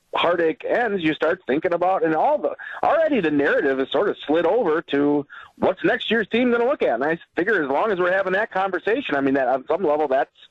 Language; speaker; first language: English; native; English